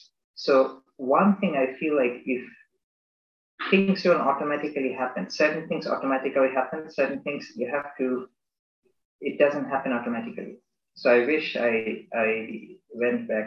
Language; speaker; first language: English; non-native, local second language; Bangla